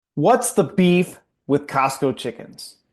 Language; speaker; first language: English; native; English